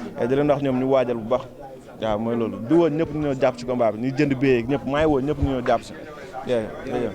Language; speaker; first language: Wolof; native; Wolof